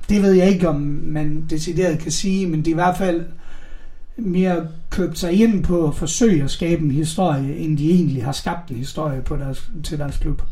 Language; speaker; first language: Danish; native; Danish